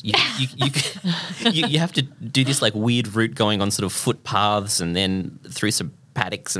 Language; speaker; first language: English; native; English